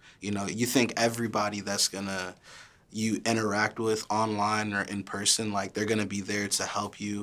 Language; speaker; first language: English; early bilingual, other home language; Haitian Creole